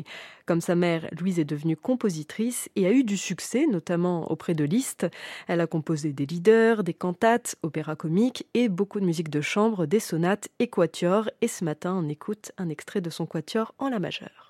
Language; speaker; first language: French; native; French